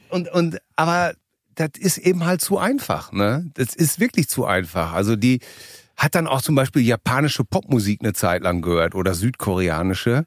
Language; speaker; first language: German; native; German